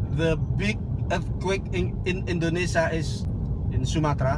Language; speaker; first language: English; non-native, learner; Balinese